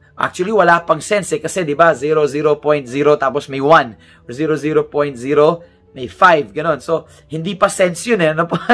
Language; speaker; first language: Filipino; non-native, fluent; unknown